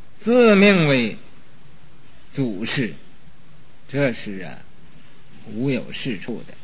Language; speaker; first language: Chinese; native; Chinese